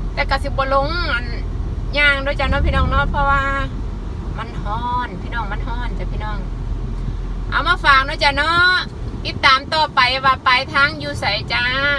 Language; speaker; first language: Thai; native; Thai